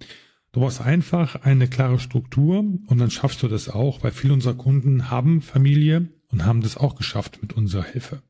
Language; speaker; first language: German; native; German